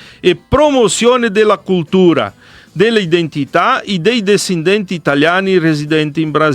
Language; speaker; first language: Italian; early bilingual, heritage; Portuguese